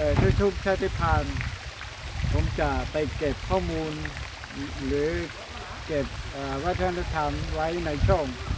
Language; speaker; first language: Thai; non-native, local second language; Hmong